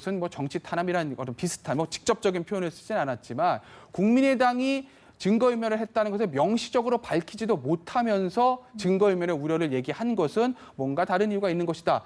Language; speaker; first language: Korean; native; Korean